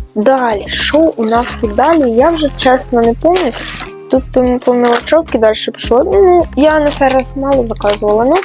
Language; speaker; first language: Ukrainian; non-native, local second language; Russian